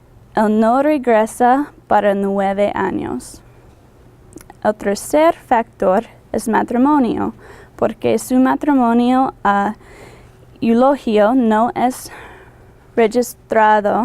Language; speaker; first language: Spanish; non-native, learner; English